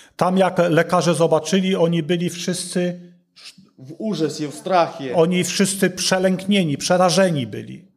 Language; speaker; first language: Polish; non-native, learner; Russian